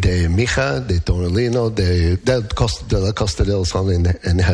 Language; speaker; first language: Spanish; non-native, learner; English